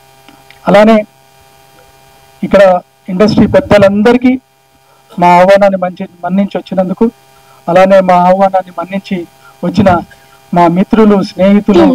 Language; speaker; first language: Telugu; native; Telugu